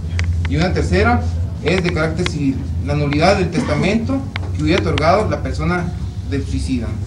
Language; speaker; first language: Spanish; native; Spanish